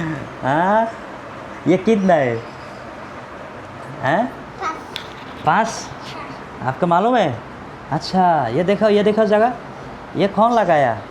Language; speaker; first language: Hindi; non-native, learner; Bangla